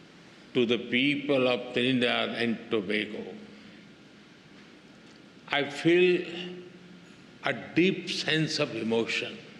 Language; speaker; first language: English; non-native, local second language; Hindi